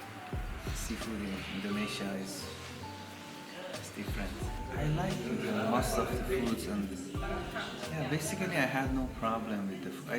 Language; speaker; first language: English; non-native, fluent; Persian